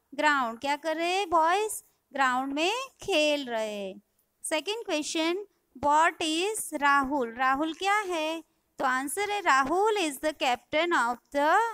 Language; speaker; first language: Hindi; non-native, local second language; Gujarati